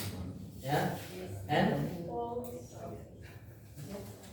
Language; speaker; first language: English; non-native, fluent; Indonesian